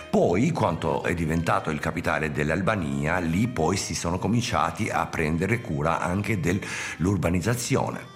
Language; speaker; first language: Italian; non-native, fluent; Albanian